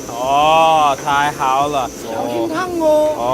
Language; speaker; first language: Chinese; non-native, learner; English